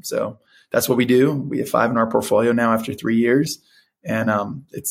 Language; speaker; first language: English; early bilingual, other home language; Spanish